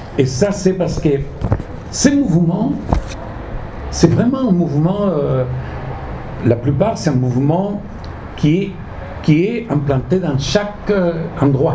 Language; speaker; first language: French; non-native, fluent; Spanish